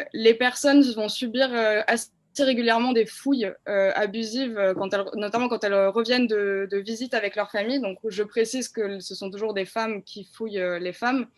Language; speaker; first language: French; native; French